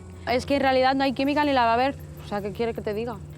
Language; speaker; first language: Spanish; native; Spanish